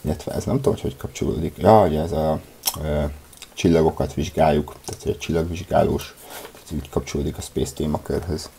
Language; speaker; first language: Hungarian; native; Hungarian